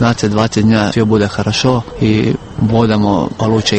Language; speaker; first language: Russian; non-native, learner; Croatian